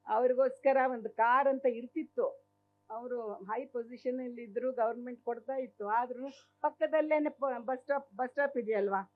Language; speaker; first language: Kannada; native; Kannada